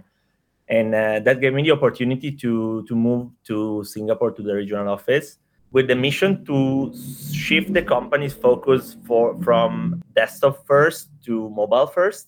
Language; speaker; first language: English; non-native, fluent; Italian